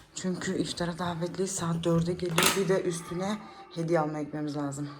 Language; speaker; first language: Turkish; early bilingual, heritage; Turkish